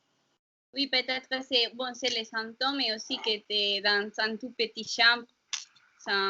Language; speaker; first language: French; non-native, learner; Spanish